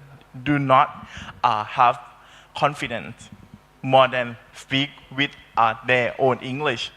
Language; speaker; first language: English; non-native, learner; Thai